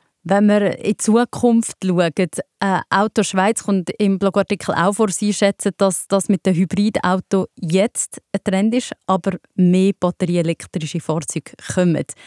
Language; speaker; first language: German; native; German